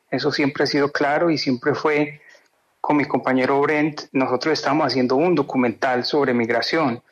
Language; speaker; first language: Spanish; native; Spanish